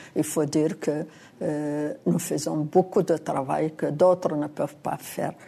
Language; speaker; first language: French; non-native, local second language; Arabic